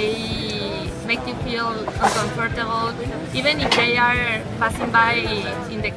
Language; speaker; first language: English; non-native, fluent; Spanish